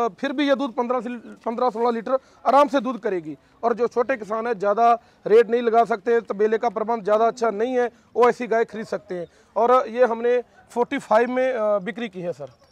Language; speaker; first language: Hindi; non-native, local second language; Punjabi